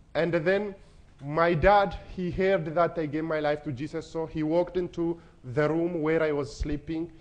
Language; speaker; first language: English; non-native, fluent; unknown